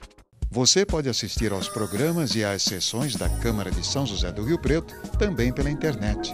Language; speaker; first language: Portuguese; native; Portuguese